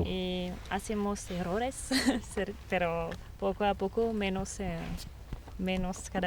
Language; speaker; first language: Spanish; non-native, learner; French